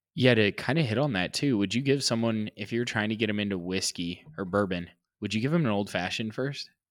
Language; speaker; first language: English; native; English